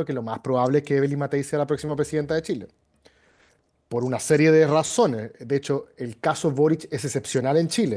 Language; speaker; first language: Spanish; native; Spanish